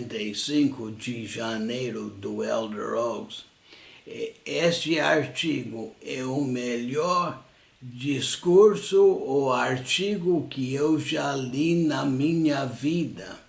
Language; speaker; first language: Portuguese; non-native, fluent; English